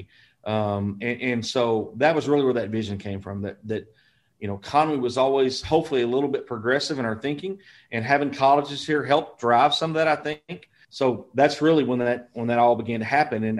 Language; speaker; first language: English; native; English